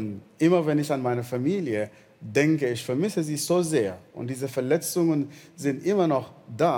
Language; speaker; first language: German; non-native, fluent; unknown